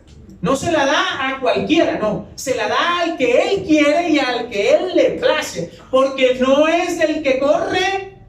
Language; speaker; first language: Spanish; native; Spanish